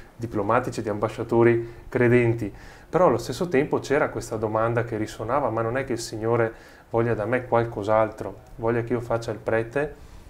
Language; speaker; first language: Italian; native; Italian